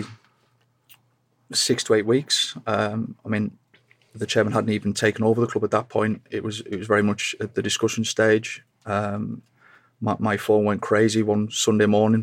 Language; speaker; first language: English; native; English